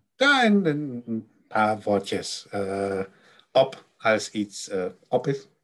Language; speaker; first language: Dutch; non-native, learner; German